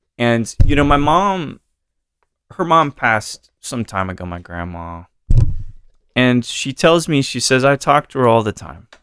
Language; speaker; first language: English; native; English